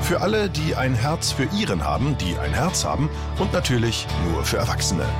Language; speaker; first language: German; native; German